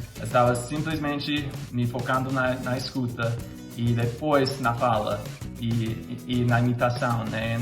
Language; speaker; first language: Portuguese; non-native, fluent; English